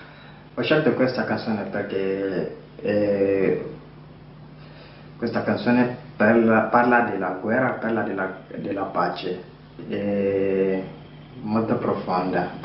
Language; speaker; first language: Italian; non-native, learner; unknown